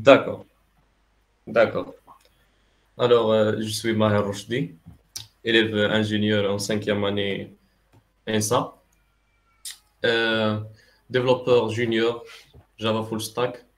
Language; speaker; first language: French; non-native, local second language; Arabic